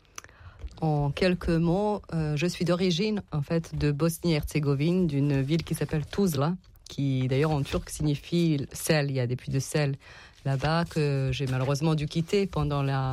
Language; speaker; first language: French; non-native, fluent; Serbian